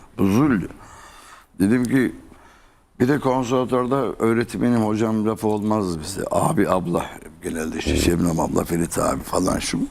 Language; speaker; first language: Turkish; native; Turkish